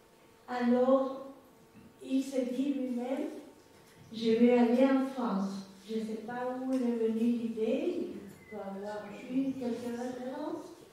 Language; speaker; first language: French; non-native, fluent; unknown